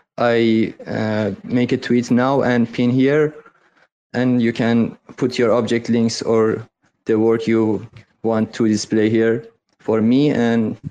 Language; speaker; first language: English; non-native, learner; Persian